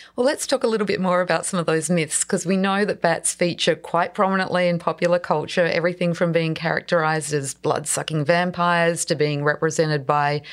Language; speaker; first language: English; native; English